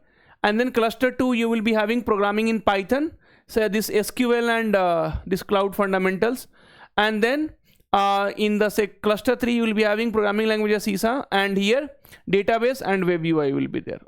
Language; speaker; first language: English; non-native, local second language; Hindi